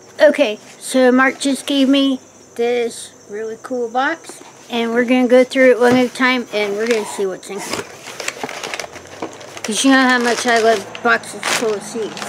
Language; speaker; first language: English; native; English